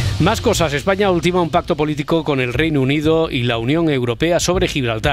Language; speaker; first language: Spanish; native; Spanish